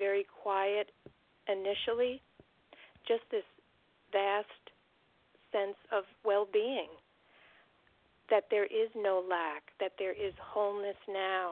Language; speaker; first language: English; native; English